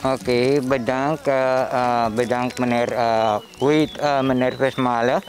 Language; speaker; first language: Dutch; non-native, local second language; Sranan Tongo